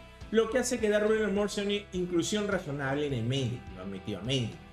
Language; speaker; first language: Spanish; native; Spanish